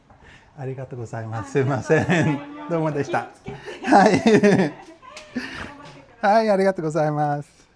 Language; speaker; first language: Japanese; non-native, fluent; Swedish